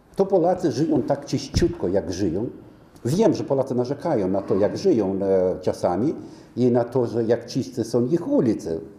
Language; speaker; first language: Polish; non-native, fluent; Romanian